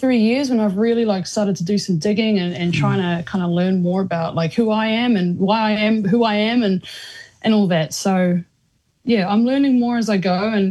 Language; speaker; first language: English; native; English